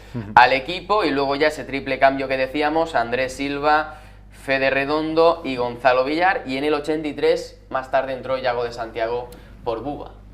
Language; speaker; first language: Spanish; native; Spanish